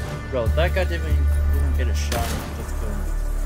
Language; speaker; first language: English; non-native, fluent; Chinese